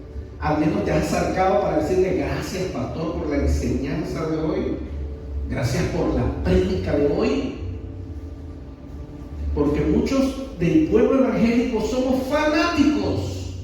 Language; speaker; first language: Spanish; native; Spanish